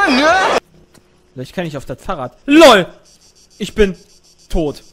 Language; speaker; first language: German; native; German